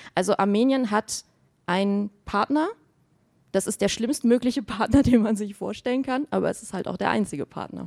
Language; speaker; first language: German; early bilingual, other home language; Armenian